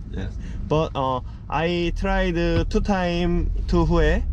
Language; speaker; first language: English; non-native, learner; Korean